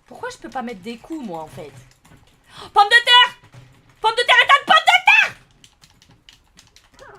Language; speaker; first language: French; native; French